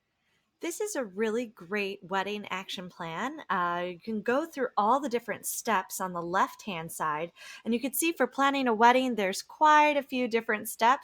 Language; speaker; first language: English; native; English